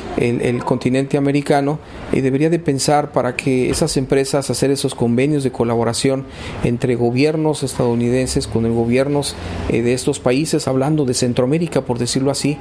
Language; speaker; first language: Spanish; native; Spanish